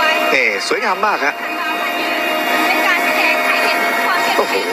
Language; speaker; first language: Thai; native; Thai